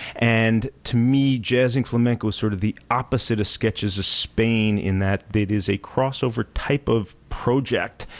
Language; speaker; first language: English; native; English